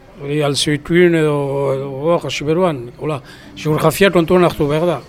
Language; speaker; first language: Basque; native; Basque